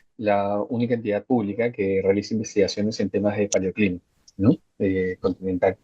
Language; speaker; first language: Spanish; native; Spanish